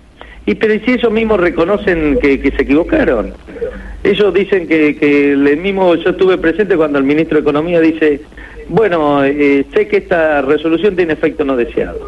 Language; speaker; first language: Spanish; native; Spanish